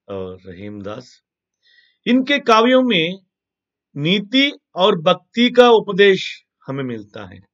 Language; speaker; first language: Hindi; non-native, local second language; Telugu